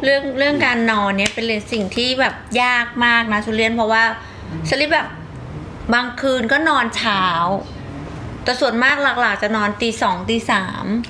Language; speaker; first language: Thai; native; Thai